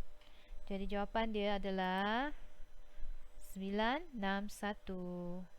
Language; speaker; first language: Malay; native; Malay